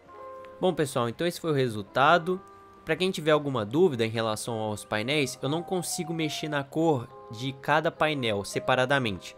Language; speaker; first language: Portuguese; native; Portuguese